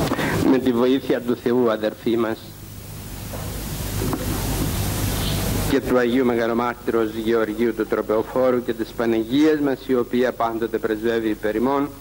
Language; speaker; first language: Greek; native; Greek